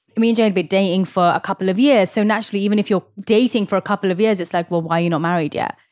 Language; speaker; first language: English; early bilingual, other home language; Hindi